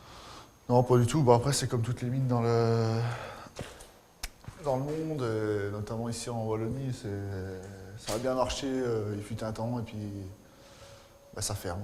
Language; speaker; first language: French; native; French